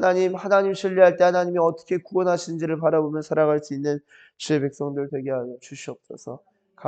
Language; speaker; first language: Korean; native; Korean